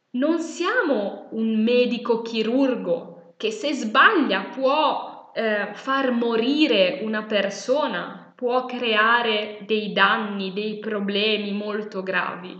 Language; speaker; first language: Italian; native; Italian